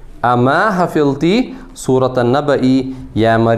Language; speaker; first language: Arabic; non-native, fluent; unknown